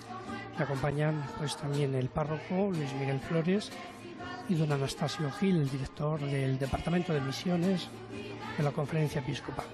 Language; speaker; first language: Spanish; native; Spanish